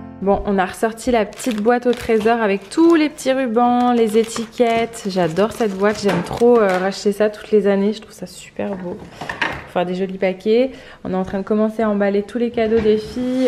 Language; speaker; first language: French; native; French